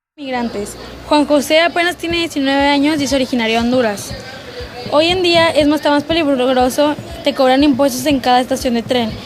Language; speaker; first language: Spanish; native; Spanish